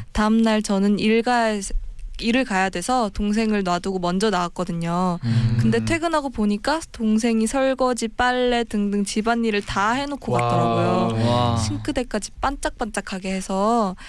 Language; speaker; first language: Korean; native; Korean